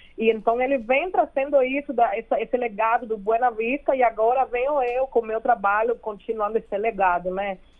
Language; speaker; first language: Portuguese; non-native, fluent; Spanish